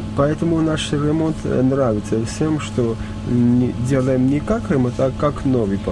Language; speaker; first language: Russian; non-native, fluent; Armenian